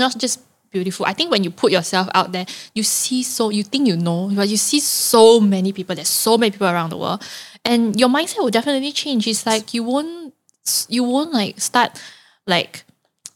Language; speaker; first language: English; non-native, local second language; Cantonese